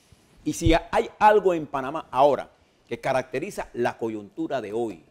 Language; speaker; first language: Spanish; native; Spanish